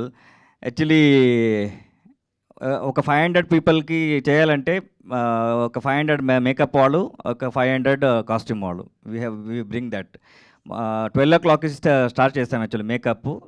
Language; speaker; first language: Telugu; non-native, learner; Kannada